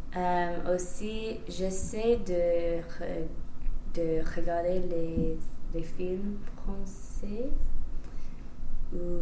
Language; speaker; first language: French; non-native, fluent; English